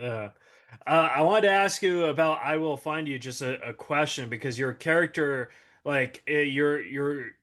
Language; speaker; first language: English; native; English